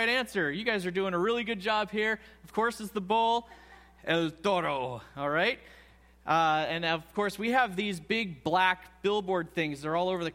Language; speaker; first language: English; native; English